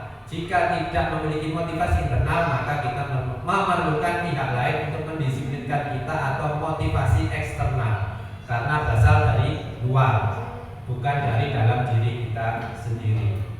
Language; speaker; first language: Indonesian; native; Indonesian